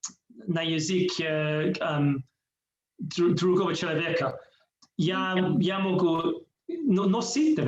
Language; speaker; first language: Russian; non-native, learner; English